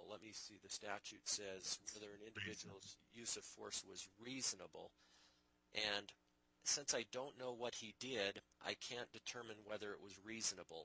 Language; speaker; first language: English; native; English